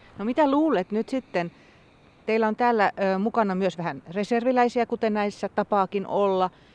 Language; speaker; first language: Finnish; native; Finnish